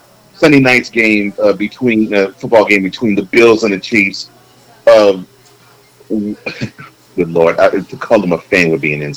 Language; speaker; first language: English; native; English